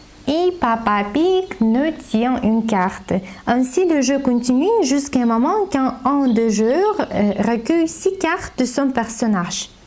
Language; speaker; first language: French; non-native, learner; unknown